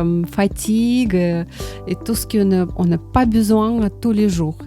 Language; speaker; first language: French; non-native, learner; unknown